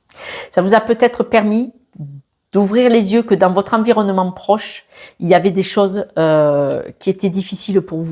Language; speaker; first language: French; native; French